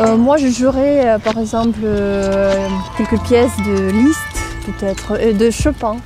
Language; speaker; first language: French; non-native, fluent; Russian